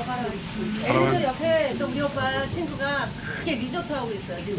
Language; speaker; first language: Korean; native; Korean